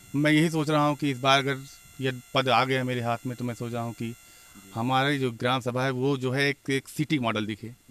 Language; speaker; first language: Hindi; native; Hindi